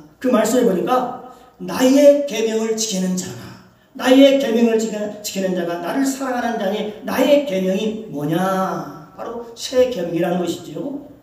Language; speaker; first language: Korean; native; Korean